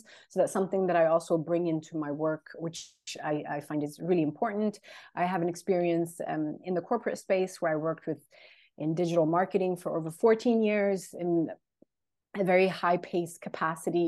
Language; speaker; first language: English; non-native, fluent; Swedish